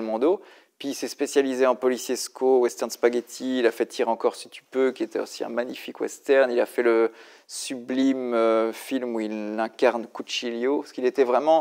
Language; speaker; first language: French; native; French